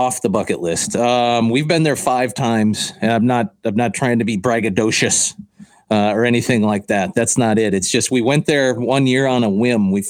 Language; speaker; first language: English; native; English